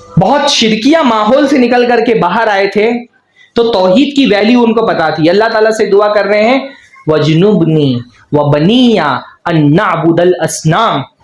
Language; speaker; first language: Urdu; native; Urdu